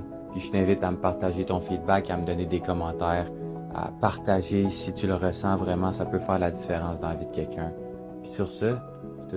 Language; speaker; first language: French; native; French